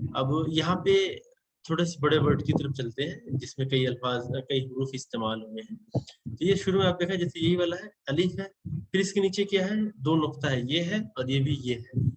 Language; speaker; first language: Hindi; native; Hindi